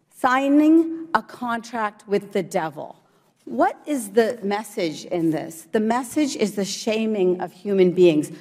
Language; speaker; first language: English; early bilingual, other home language; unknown